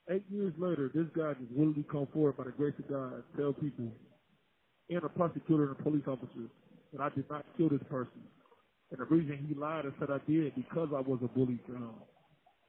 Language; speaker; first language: English; native; English